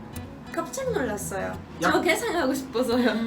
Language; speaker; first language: Korean; non-native, learner; Polish